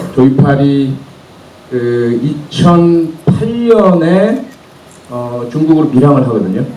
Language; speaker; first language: Korean; native; Korean